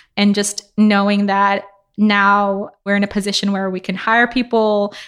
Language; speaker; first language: English; native; English